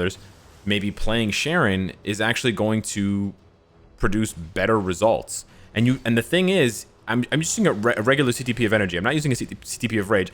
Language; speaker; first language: English; native; English